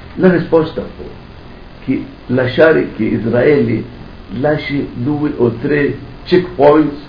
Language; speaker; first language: Italian; non-native, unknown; Arabic